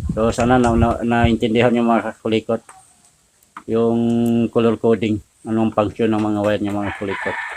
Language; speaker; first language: Filipino; native; Filipino